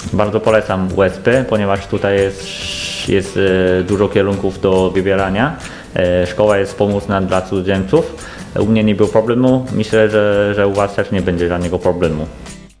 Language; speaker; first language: Polish; non-native, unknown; Chinese